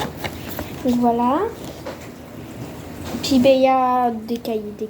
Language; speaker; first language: French; native; French